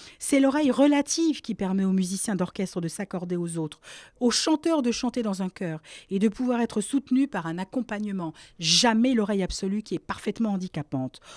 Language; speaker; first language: French; native; French